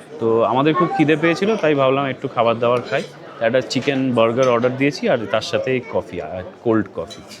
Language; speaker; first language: Bangla; native; Bangla